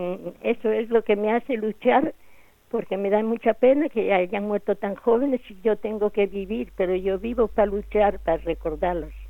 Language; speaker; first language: Spanish; native; Spanish